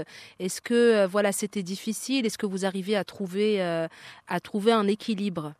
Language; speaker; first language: French; native; French